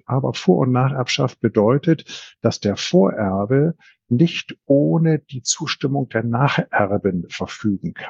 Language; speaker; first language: German; native; German